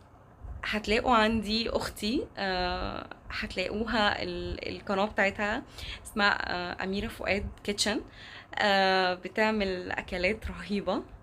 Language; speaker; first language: Arabic; native; Arabic